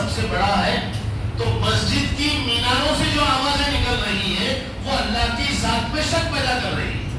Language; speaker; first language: Urdu; native; Urdu